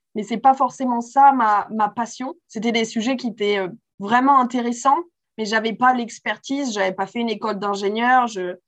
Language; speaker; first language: French; native; French